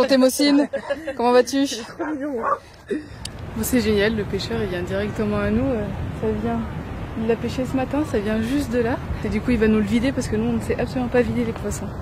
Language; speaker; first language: French; native; French